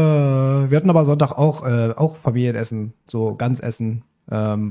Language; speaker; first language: German; native; German